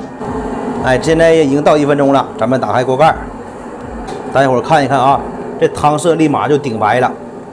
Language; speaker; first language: Chinese; native; Chinese